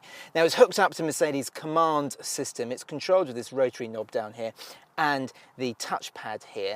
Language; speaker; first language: English; native; English